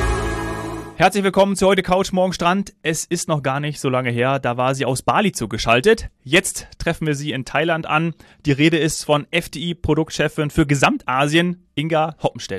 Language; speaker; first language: German; native; German